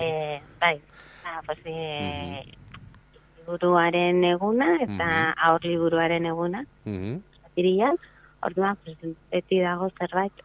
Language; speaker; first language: Basque; non-native, local second language; Spanish